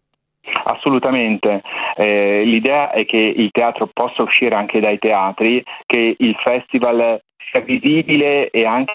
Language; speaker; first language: Italian; native; Italian